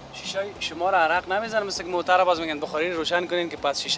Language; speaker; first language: Persian; native; Persian